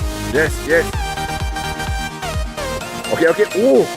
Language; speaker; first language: English; non-native, learner; Thai